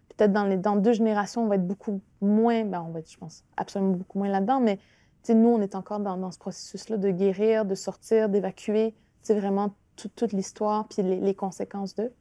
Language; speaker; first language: French; non-native, local second language; Innu-aimun